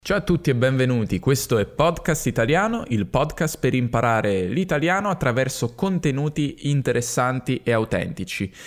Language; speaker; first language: Italian; native; Italian